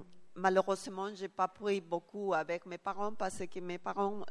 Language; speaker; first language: French; non-native, learner; Spanish